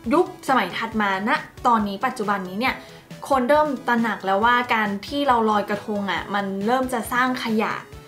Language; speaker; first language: Thai; native; Thai